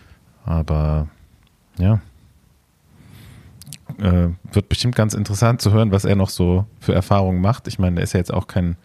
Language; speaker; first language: German; native; German